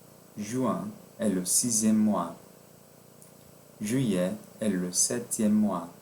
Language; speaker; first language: French; non-native, fluent; Portuguese